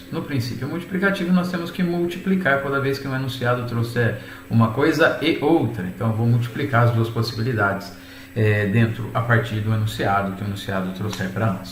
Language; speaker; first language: Portuguese; native; Portuguese